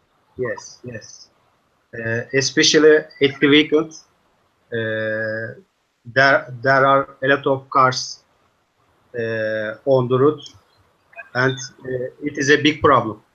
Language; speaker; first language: English; non-native, learner; Turkish